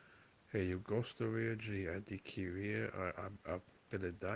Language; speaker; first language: Portuguese; non-native, learner; English